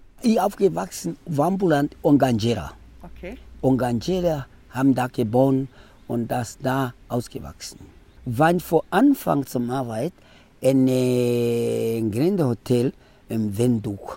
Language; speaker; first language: German; non-native, local second language; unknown